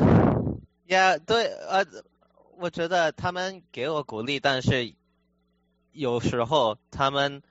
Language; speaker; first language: Chinese; early bilingual, heritage; Chinese